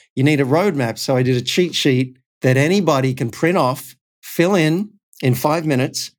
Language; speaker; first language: English; native; English